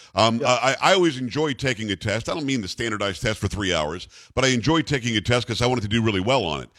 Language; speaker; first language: English; native; English